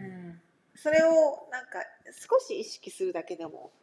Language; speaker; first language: Japanese; native; Japanese